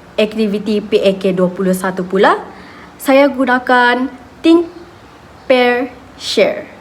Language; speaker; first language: Malay; native; Malay